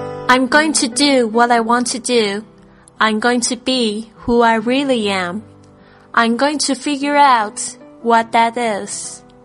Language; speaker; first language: English; non-native, fluent; Chinese